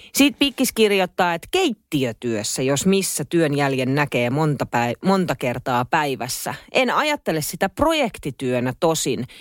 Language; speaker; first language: Finnish; native; Finnish